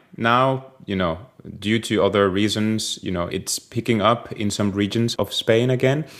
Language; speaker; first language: English; non-native, fluent; Spanish